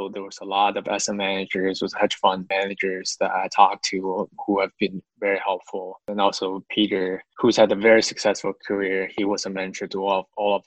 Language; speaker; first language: English; non-native, fluent; Chinese